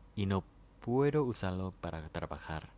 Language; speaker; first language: Spanish; non-native, fluent; Thai